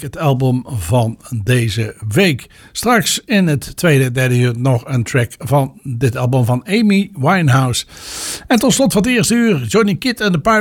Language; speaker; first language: Dutch; native; Dutch